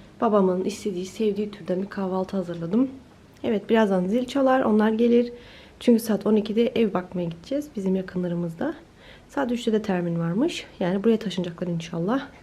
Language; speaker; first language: Turkish; early bilingual, heritage; Turkish